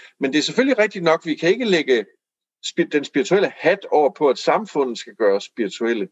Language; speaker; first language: Danish; native; Danish